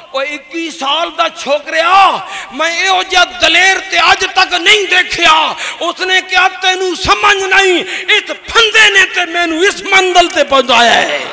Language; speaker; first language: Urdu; non-native, local second language; Punjabi